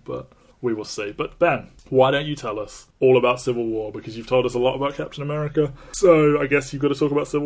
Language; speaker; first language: English; native; English